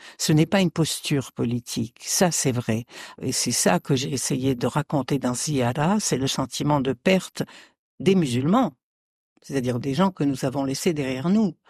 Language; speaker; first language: French; early bilingual, other home language; Arabic